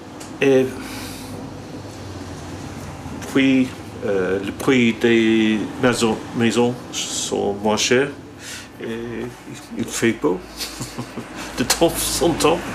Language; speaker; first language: French; non-native, learner; English